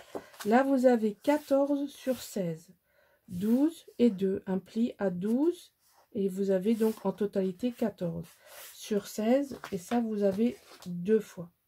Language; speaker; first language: French; native; French